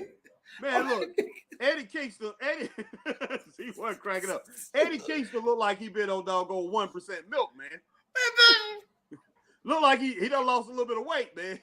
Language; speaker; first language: English; native; English